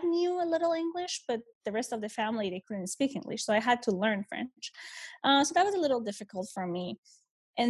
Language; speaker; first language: English; non-native, fluent; Persian